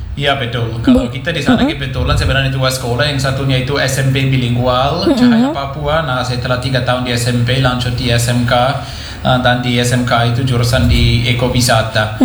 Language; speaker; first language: Indonesian; non-native, fluent; German